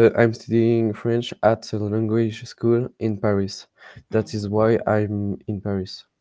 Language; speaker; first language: English; non-native, learner; French